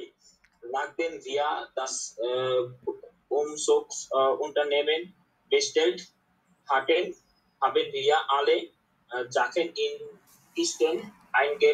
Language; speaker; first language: German; non-native, learner; Bangla